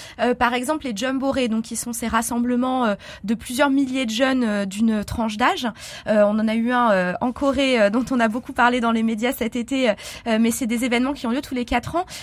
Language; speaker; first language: French; native; French